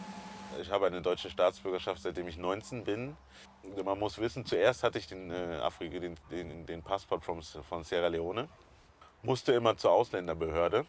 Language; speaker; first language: German; early bilingual, other home language; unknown